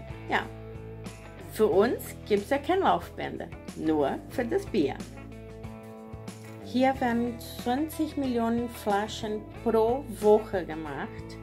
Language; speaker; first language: German; non-native, learner; Portuguese